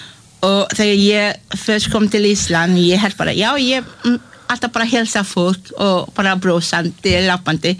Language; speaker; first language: Icelandic; non-native, fluent; English